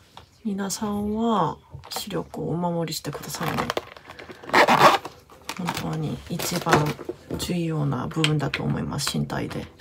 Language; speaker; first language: Japanese; non-native, learner; Korean